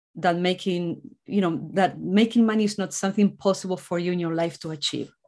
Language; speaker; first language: English; non-native, fluent; Spanish